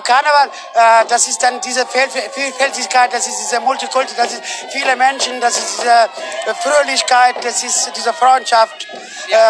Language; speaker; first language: German; non-native, fluent; Arabic